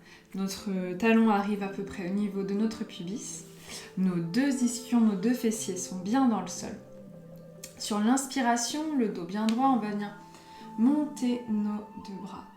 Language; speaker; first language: French; native; French